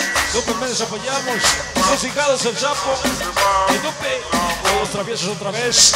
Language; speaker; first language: Spanish; native; Spanish